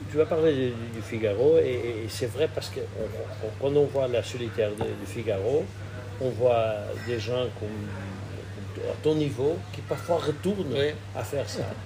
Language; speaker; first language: French; non-native, fluent; Portuguese